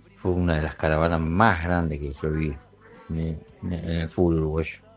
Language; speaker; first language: Spanish; native; Spanish